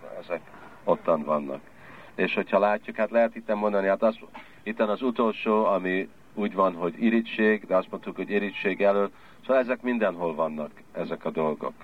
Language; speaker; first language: Hungarian; early bilingual, heritage; Hungarian